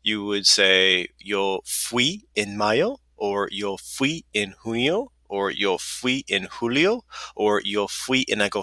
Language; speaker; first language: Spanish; non-native, fluent; English